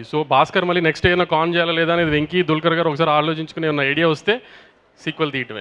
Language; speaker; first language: Telugu; native; Telugu